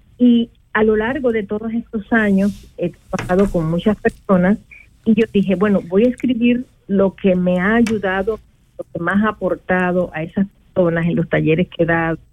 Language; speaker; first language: Spanish; native; Spanish